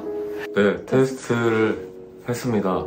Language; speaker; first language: Korean; native; Korean